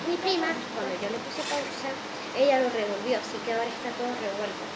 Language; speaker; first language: Spanish; native; Spanish